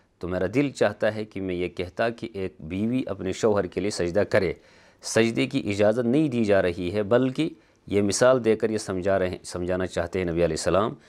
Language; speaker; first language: Urdu; native; Urdu